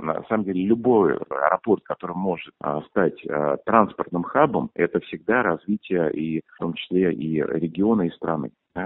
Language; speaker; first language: Russian; native; Russian